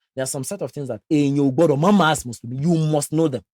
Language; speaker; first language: English; non-native, local second language; Yoruba